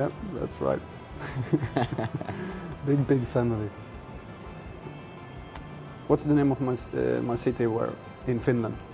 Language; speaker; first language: English; non-native, fluent; Finnish